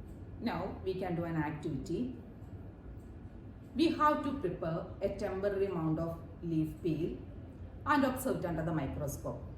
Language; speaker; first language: English; non-native, local second language; Malayalam